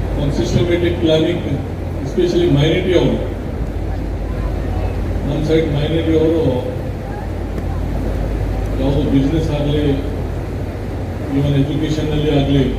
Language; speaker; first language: Kannada; non-native, local second language; Urdu